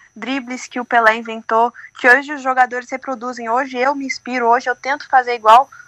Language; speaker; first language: Portuguese; native; Portuguese